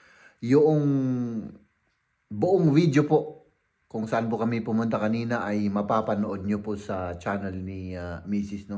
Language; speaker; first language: Filipino; native; Filipino